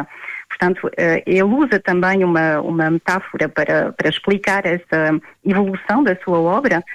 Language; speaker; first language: Portuguese; native; Portuguese